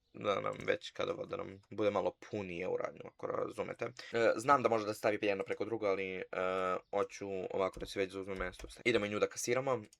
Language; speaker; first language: Bosnian; early bilingual, heritage; Bosnian